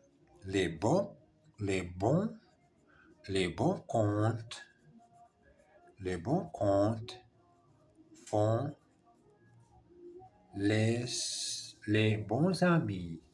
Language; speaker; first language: French; non-native, learner; Portuguese